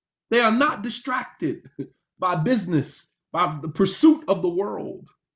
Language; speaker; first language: English; native; English